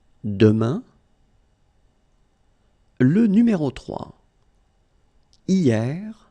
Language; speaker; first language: French; native; French